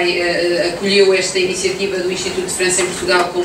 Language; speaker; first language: Portuguese; native; Portuguese